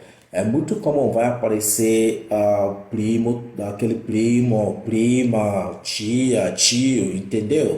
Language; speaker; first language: Portuguese; non-native, fluent; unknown